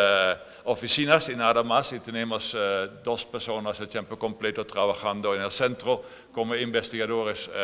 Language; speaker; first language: Spanish; non-native, fluent; Dutch